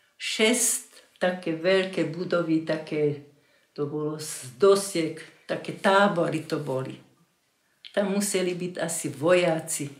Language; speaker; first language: Slovak; non-native, local second language; German